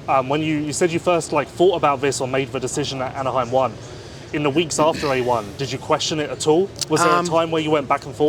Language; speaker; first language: English; native; English